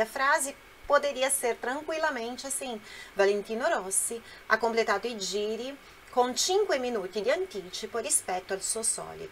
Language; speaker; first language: Italian; non-native, fluent; Portuguese